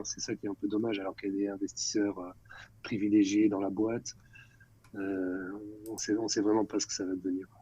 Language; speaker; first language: French; native; French